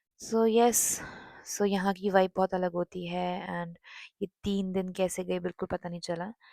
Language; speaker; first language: Hindi; non-native, local second language; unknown